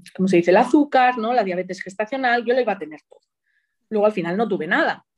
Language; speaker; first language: Spanish; native; Spanish